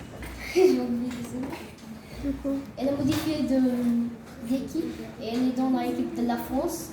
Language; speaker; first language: French; non-native, learner; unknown